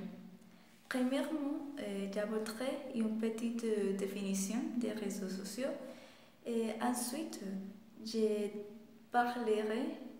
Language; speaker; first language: French; non-native, fluent; Spanish